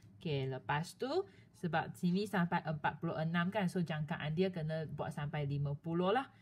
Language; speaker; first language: Malay; non-native, local second language; Chinese